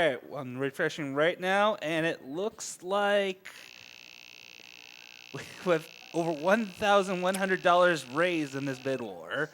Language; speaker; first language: English; native; English